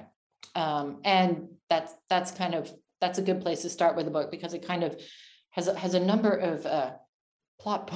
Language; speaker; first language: English; native; English